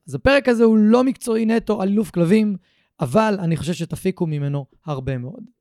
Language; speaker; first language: Hebrew; native; Hebrew